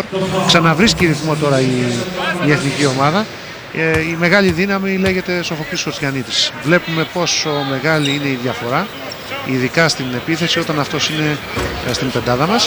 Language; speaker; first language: Greek; native; Greek